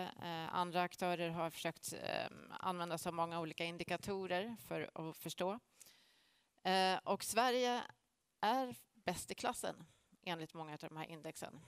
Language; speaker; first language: Swedish; native; Swedish